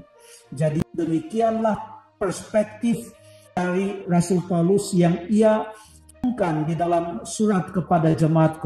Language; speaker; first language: Indonesian; native; Indonesian